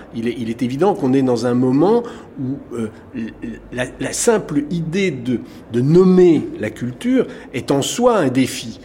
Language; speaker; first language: French; native; French